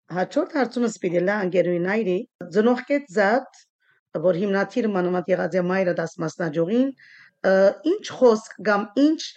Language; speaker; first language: Armenian; early bilingual, heritage; Armenian